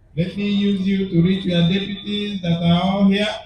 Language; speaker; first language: English; non-native, local second language; Igbo